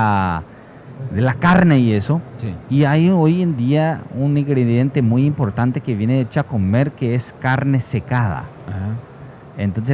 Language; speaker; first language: Spanish; native; Spanish